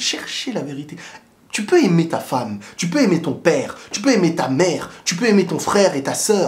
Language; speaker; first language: French; native; French